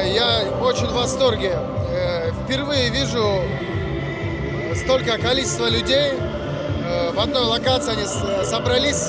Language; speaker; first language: Russian; non-native, local second language; Kyrgyz